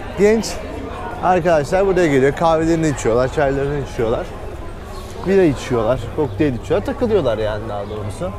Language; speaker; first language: Turkish; native; Turkish